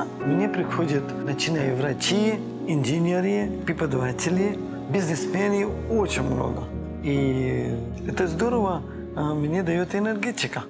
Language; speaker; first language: Russian; non-native, learner; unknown